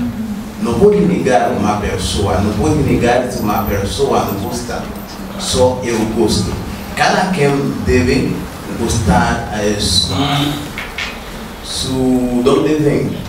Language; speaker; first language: Portuguese; non-native, learner; Haitian Creole